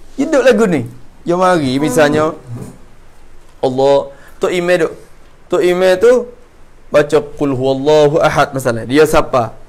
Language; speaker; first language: Malay; native; Malay